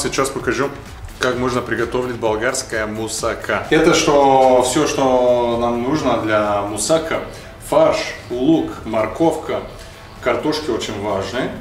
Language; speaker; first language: Russian; non-native, learner; Bulgarian